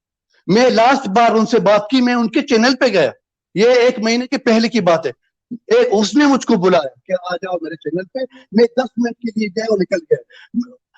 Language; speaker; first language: Hindi; non-native, fluent; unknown